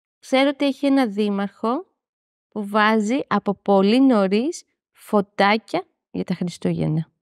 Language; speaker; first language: Greek; native; Greek